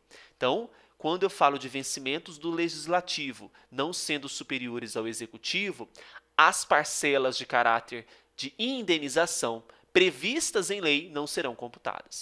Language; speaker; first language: Portuguese; native; Portuguese